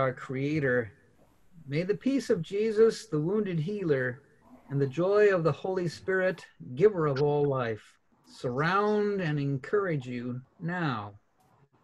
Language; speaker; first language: English; native; English